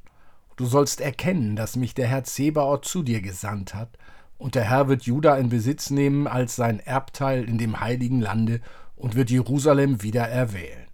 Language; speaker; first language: German; native; German